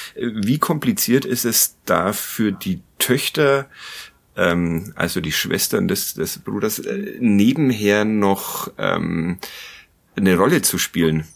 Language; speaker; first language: German; native; German